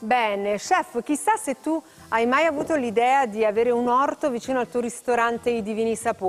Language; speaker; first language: Italian; native; Italian